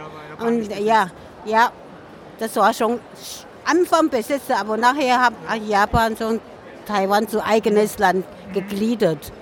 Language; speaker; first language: German; non-native, learner; Min Nan Chinese